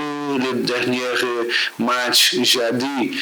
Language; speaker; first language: French; non-native, learner; Portuguese